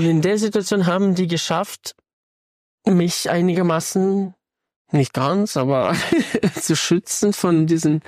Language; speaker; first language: German; non-native, fluent; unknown